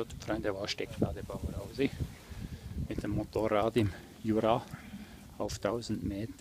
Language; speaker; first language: German; native; German